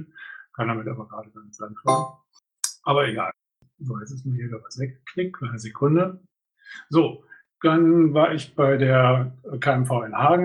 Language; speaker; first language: German; native; German